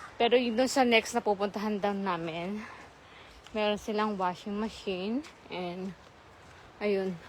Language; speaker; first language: Filipino; non-native, local second language; Iloko